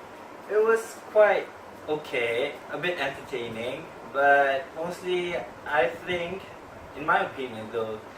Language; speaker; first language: English; non-native, fluent; Malay